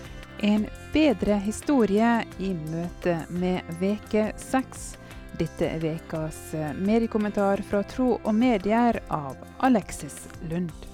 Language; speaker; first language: Norwegian; native; Norwegian